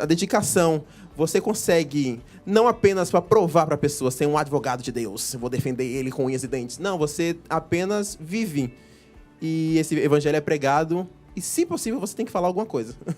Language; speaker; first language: Portuguese; native; Portuguese